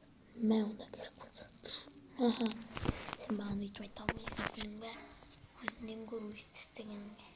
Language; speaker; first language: Kazakh; native; Kazakh